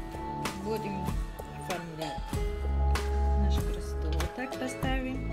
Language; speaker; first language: Russian; non-native, learner; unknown